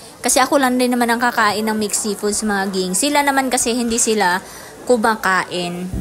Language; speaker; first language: Filipino; non-native, local second language; Cebuano